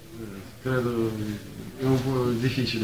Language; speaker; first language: Italian; non-native, learner; Russian